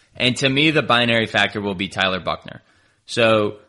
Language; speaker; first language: English; native; English